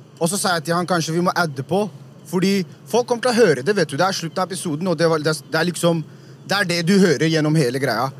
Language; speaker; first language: Norwegian; early bilingual, other home language; Urdu